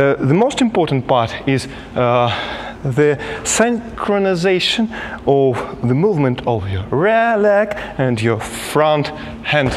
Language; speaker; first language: English; non-native, fluent; Russian